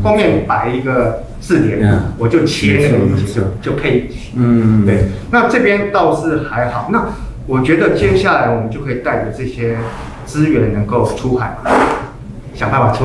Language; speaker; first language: Chinese; native; Chinese